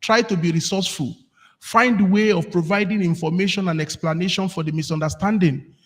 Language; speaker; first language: English; non-native, local second language; Yoruba